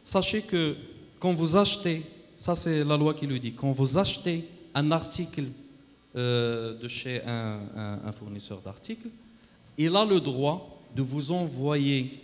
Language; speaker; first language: French; non-native, local second language; Arabic